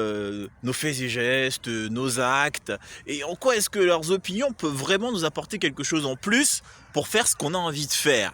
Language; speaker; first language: French; native; French